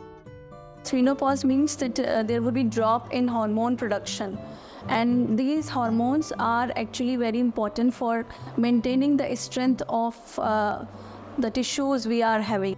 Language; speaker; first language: English; non-native, local second language; Hindi